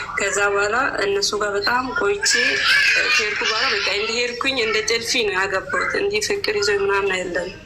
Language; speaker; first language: Amharic; native; Amharic